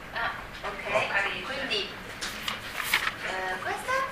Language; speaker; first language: Italian; non-native, learner; Chinese